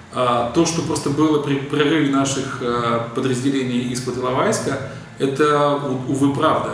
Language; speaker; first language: Russian; native; Russian